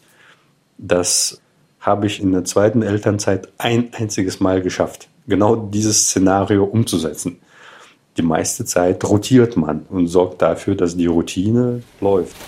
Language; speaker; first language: German; non-native, fluent; Russian